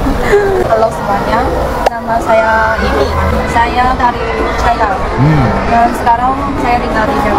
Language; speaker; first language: Indonesian; non-native, fluent; Chinese